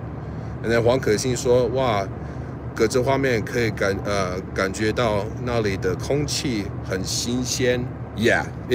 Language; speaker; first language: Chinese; non-native, fluent; English